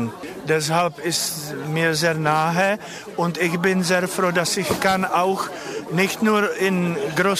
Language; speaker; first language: German; non-native, fluent; Czech